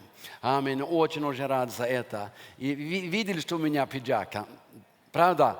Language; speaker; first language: Russian; non-native, fluent; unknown